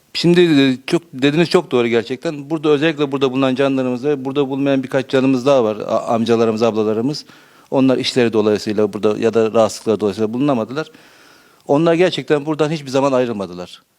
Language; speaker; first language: Turkish; native; Turkish